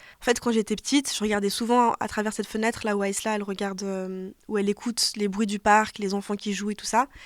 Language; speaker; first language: French; native; French